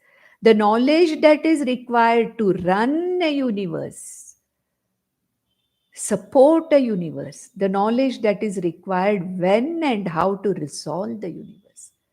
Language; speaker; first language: English; non-native, local second language; Konkani